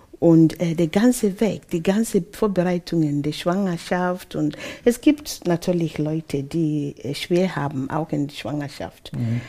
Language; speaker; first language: German; non-native, fluent; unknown